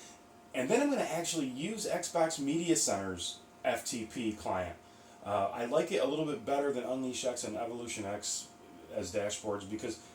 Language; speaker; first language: English; native; English